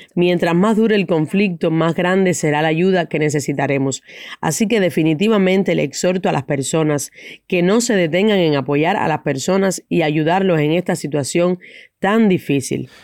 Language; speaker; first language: Spanish; non-native, fluent; Ukrainian